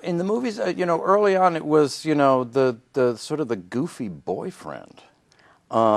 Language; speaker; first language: English; native; English